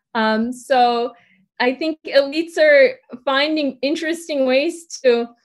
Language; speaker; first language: English; early bilingual, other home language; Turkish